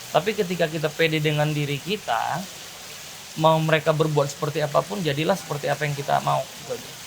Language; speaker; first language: Indonesian; native; Indonesian